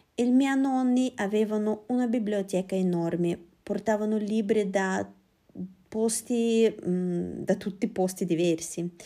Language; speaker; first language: Italian; non-native, fluent; Russian